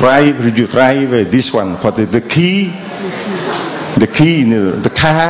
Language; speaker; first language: English; non-native, learner; Vietnamese